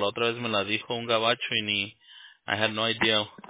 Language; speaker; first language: Spanish; early bilingual, heritage; Spanish